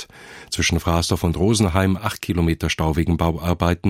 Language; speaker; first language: German; native; German